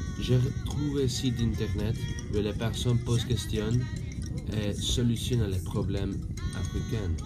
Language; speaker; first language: French; non-native, learner; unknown